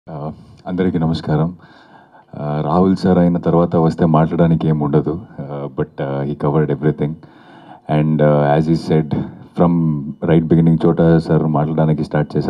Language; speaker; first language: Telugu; non-native, fluent; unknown